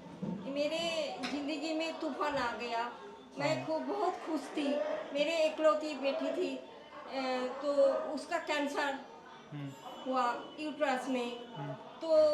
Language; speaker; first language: Hindi; non-native, local second language; Bangla